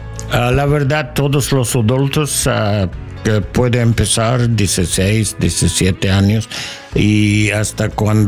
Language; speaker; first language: Spanish; non-native, learner; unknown